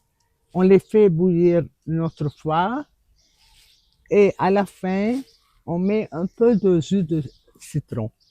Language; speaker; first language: French; non-native, local second language; Arabic